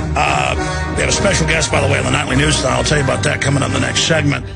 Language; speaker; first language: English; native; English